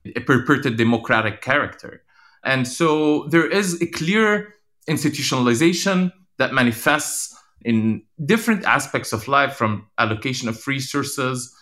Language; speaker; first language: English; non-native, fluent; Arabic